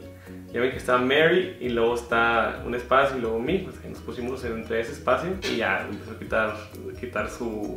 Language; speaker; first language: Spanish; native; Spanish